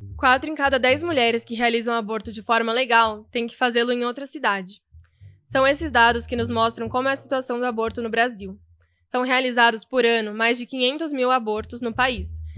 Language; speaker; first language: Portuguese; native; Portuguese